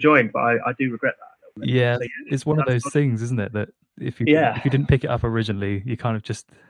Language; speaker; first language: English; native; English